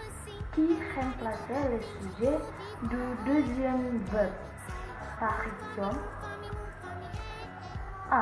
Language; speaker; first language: French; non-native, learner; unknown